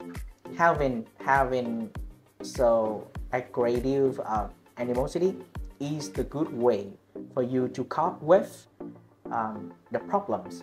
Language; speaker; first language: English; non-native, learner; Vietnamese